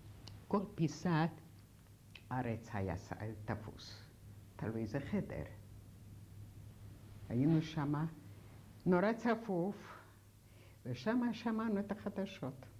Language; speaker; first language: Hebrew; non-native, fluent; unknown